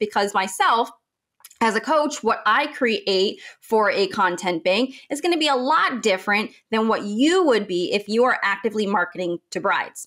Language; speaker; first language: English; native; English